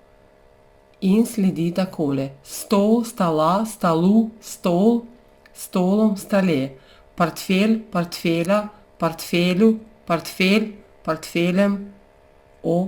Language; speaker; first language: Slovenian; non-native, fluent; Russian